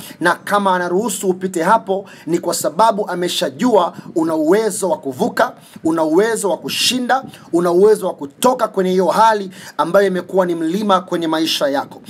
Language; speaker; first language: Swahili; native; Swahili